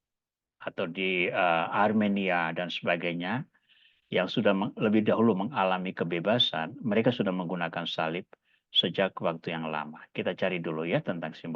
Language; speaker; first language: Indonesian; native; Indonesian